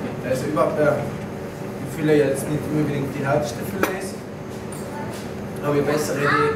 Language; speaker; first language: German; native; German